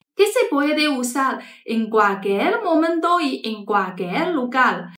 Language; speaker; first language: Spanish; non-native, fluent; Chinese